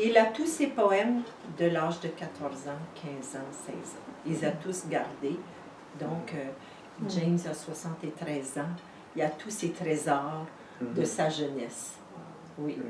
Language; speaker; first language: French; native; French